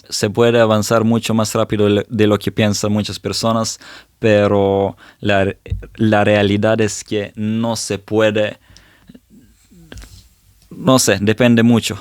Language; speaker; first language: Spanish; non-native, fluent; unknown